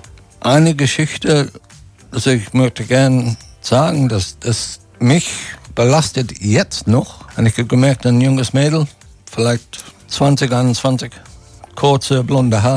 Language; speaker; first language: German; non-native, fluent; English